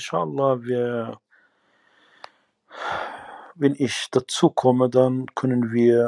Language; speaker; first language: German; non-native, fluent; Arabic